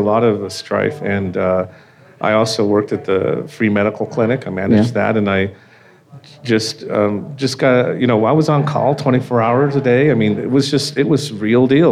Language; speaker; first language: English; native; English